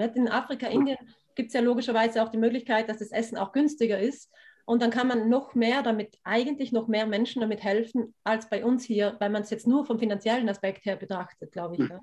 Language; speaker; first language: German; native; German